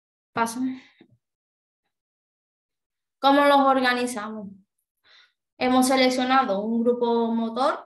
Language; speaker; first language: Spanish; native; Spanish